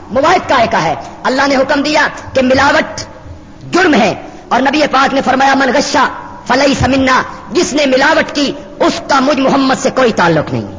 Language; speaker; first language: Urdu; native; Urdu